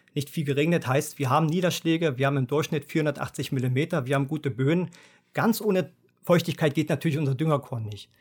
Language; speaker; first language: German; native; German